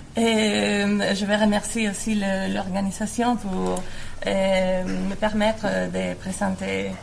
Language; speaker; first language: French; non-native, learner; Spanish